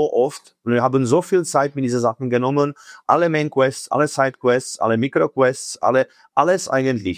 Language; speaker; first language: German; non-native, fluent; Czech